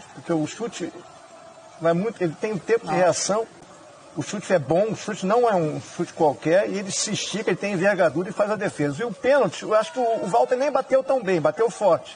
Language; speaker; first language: Portuguese; native; Portuguese